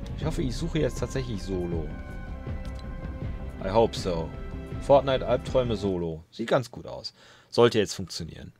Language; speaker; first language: German; native; German